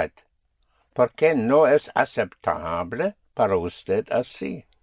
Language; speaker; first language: Spanish; non-native, fluent; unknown